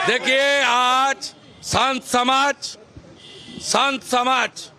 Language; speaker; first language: Hindi; non-native, local second language; Bangla